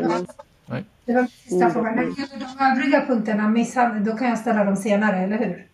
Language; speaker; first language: Swedish; native; Swedish